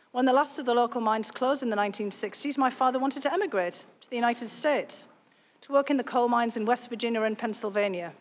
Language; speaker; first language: English; native; English